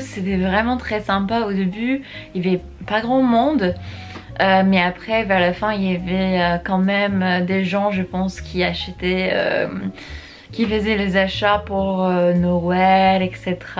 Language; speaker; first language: French; non-native, fluent; English